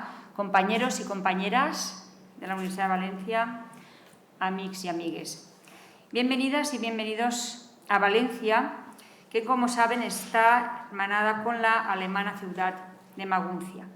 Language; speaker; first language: Spanish; native; Spanish